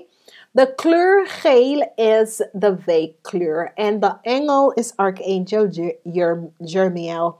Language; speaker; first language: Dutch; non-native, fluent; English